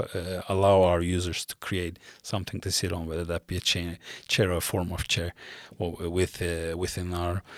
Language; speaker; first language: English; non-native, fluent; Turkish